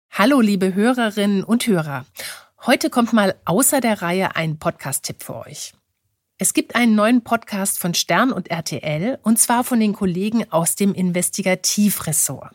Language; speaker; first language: German; native; German